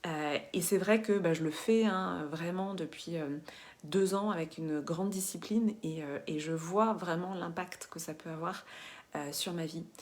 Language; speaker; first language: French; native; French